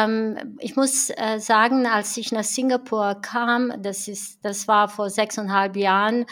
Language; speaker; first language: German; non-native, fluent; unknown